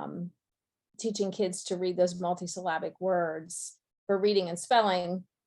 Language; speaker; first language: English; native; English